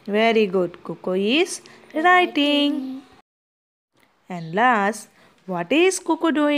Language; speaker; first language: English; non-native, local second language; Gujarati